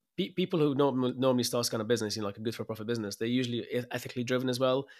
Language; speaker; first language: English; early bilingual, other home language; Arabic